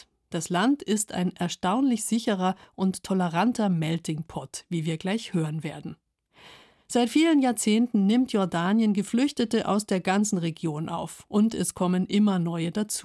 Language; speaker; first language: German; native; German